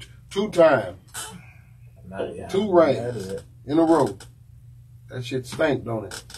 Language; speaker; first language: English; native; English